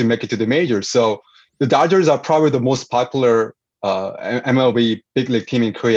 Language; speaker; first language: English; non-native, fluent; Korean